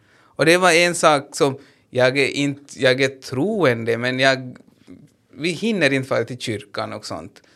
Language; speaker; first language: Swedish; non-native, fluent; Hindi